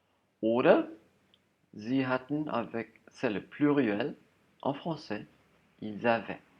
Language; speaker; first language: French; non-native, fluent; German